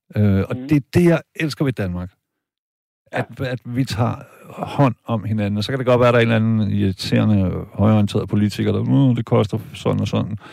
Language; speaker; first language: Danish; native; Danish